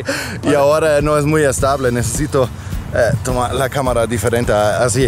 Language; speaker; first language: Spanish; non-native, fluent; German